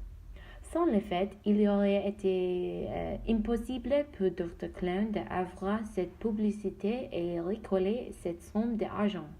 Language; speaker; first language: French; non-native, learner; Dutch